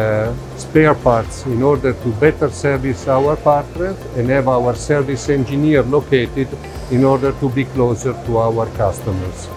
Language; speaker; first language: English; non-native, fluent; Italian